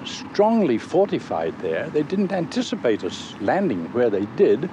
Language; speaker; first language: English; native; English